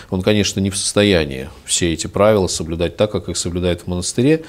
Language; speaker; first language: Russian; native; Russian